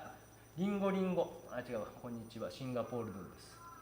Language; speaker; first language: Japanese; native; Japanese